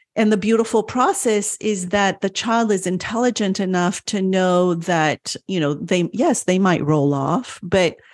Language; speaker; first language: English; early bilingual, other home language; French